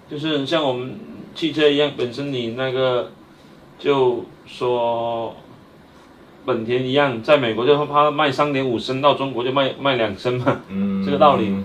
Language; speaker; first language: Chinese; native; Chinese